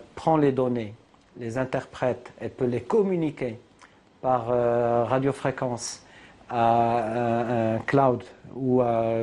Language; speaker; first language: French; non-native, local second language; Arabic